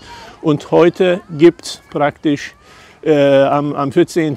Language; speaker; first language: German; non-native, fluent; Turkish